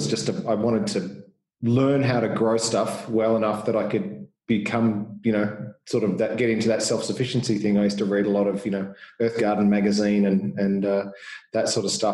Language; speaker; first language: English; native; English